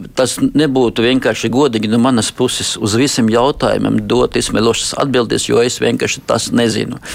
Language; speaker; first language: Latvian; non-native, local second language; Russian